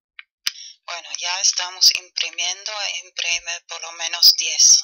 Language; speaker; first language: Spanish; non-native, fluent; German